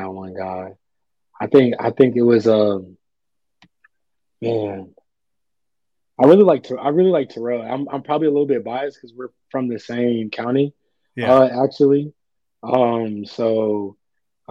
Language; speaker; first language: English; native; English